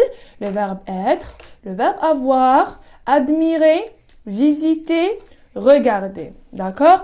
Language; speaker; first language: French; non-native, local second language; Arabic